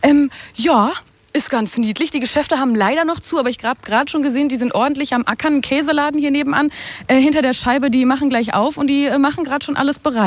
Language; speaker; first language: German; native; German